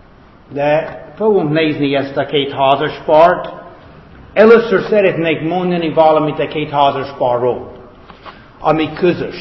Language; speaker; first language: Hungarian; non-native, fluent; English